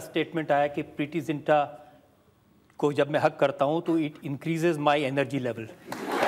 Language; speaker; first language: Hindi; native; Hindi